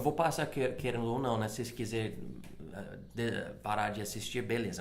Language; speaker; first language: Portuguese; non-native, fluent; English